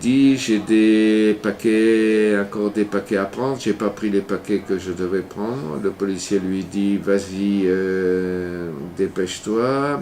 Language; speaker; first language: French; native; French